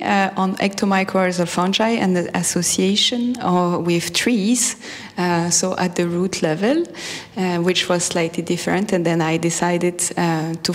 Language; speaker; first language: English; non-native, fluent; French